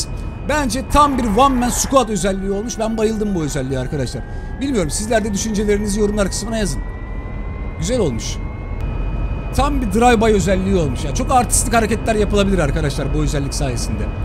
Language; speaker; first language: Turkish; native; Turkish